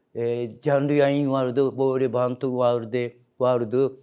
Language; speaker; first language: Turkish; non-native, fluent; Japanese